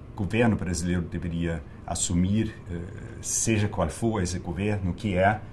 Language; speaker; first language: Portuguese; non-native, fluent; Danish